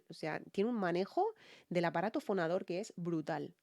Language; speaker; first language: Spanish; native; Spanish